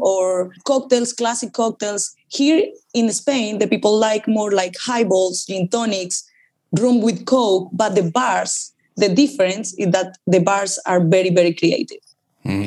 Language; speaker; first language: English; non-native, learner; Spanish